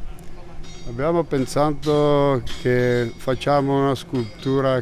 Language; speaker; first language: Italian; non-native, learner; Czech